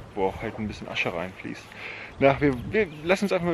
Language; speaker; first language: German; native; German